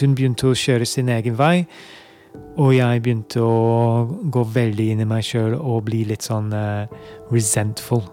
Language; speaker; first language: Norwegian; non-native, fluent; English